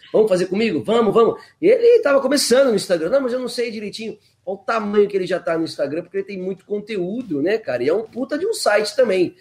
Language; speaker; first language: Portuguese; native; Portuguese